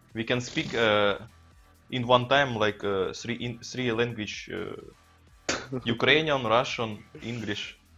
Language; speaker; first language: English; non-native, learner; Russian